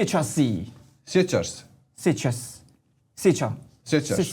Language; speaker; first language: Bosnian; non-native, learner; Chinese